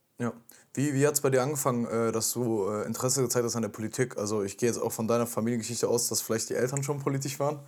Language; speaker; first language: German; early bilingual, other home language; Turkish